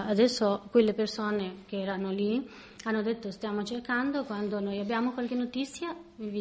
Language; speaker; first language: Italian; non-native, learner; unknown